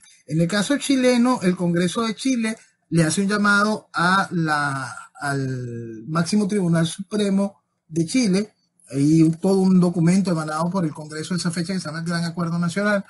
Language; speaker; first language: Spanish; native; Spanish